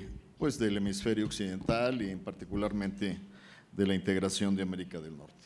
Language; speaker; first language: Spanish; native; Spanish